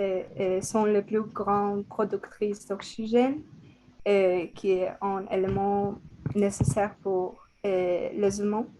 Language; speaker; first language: French; non-native, learner; Spanish